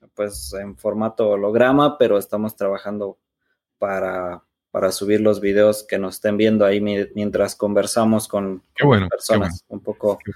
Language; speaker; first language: Spanish; native; Spanish